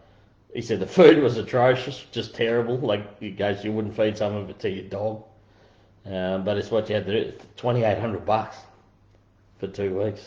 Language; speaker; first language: English; native; English